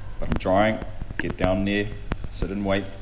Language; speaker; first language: English; native; English